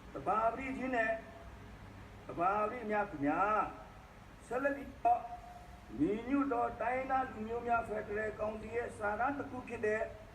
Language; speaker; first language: Burmese; non-native, local second language; Shan